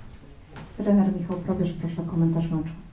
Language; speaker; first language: Polish; native; Polish